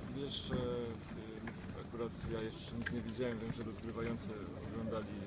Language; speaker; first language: Polish; native; Polish